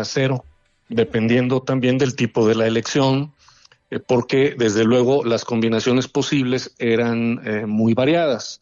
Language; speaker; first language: Spanish; native; Spanish